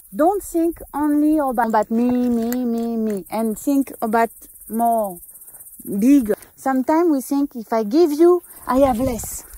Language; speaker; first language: English; non-native, learner; French